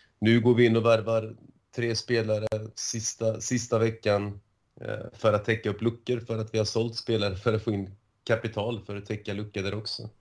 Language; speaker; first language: Swedish; early bilingual, other home language; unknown